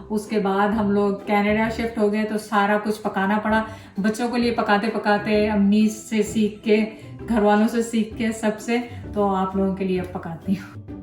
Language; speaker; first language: Urdu; native; Urdu